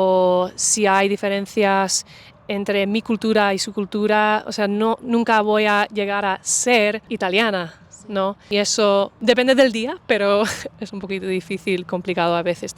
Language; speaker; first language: Spanish; non-native, fluent; English